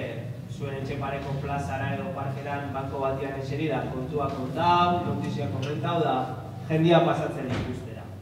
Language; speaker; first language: Basque; native; Basque